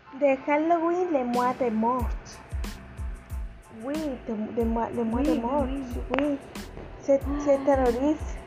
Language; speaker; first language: French; non-native, learner; Spanish